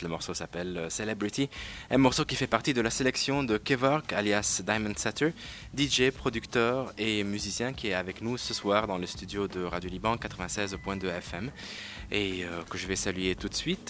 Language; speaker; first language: French; non-native, local second language; Arabic